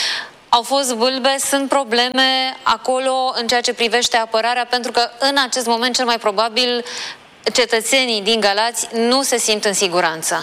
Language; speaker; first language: Romanian; native; Romanian